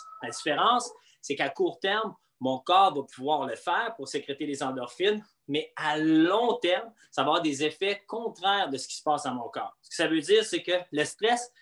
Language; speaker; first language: French; native; French